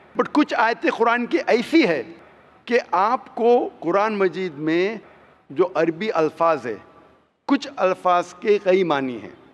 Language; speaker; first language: Hindi; non-native, local second language; Konkani